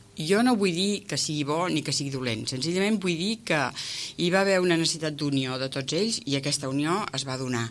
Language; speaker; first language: Catalan; native; Catalan